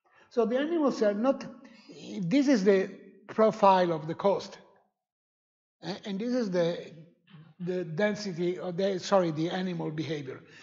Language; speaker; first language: English; non-native, fluent; Italian